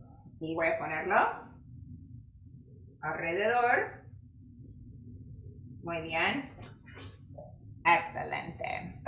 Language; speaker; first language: Spanish; non-native, fluent; English